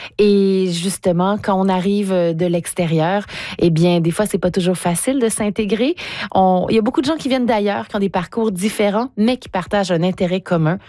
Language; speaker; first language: French; native; French